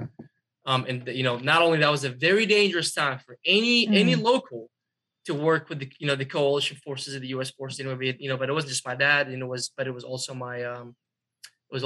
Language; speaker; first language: English; non-native, fluent; Arabic